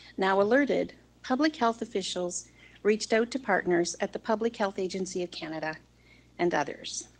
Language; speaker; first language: English; native; English